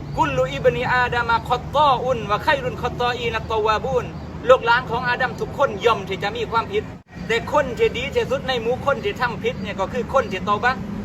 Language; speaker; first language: Thai; non-native, local second language; Malay